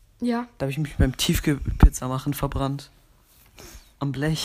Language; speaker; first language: German; native; German